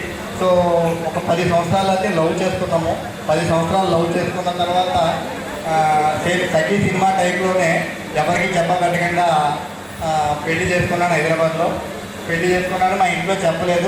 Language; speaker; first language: Telugu; native; Telugu